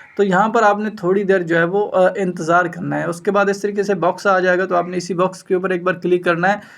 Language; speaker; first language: Urdu; native; Urdu